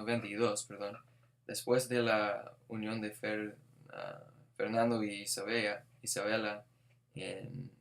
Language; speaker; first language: Spanish; non-native, fluent; English